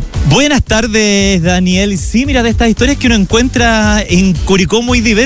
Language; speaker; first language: Spanish; native; Spanish